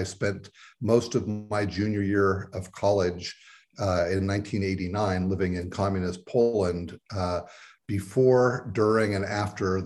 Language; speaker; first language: English; native; English